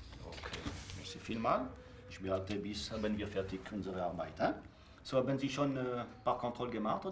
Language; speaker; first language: German; non-native, learner; French